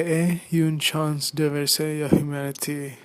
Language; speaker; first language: French; non-native, learner; English